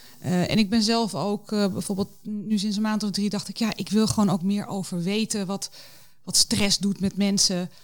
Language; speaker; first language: Dutch; native; Dutch